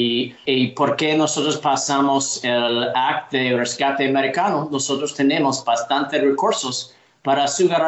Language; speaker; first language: Spanish; non-native, learner; English